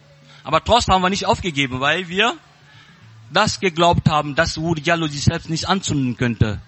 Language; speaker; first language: German; non-native, learner; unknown